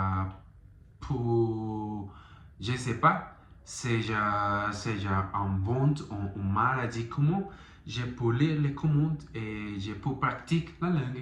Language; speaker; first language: French; non-native, learner; Spanish